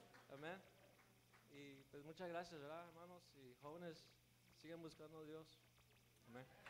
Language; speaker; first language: Spanish; early bilingual, heritage; Spanish